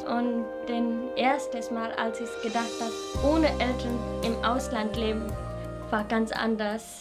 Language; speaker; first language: German; non-native, fluent; Nepali